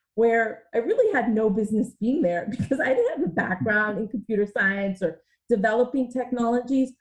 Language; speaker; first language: English; early bilingual, other home language; Hindi